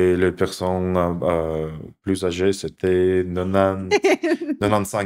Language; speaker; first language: French; non-native, fluent; Russian